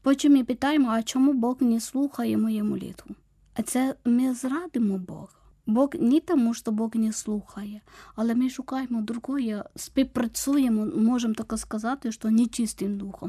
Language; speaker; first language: Ukrainian; non-native, fluent; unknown